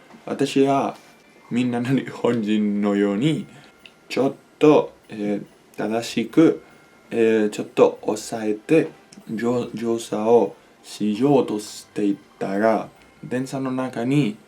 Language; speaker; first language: Japanese; non-native, learner; Spanish